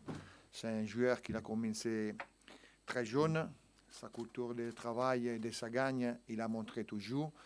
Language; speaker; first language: French; non-native, fluent; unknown